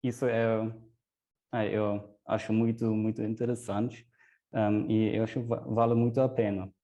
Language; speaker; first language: Portuguese; non-native, fluent; German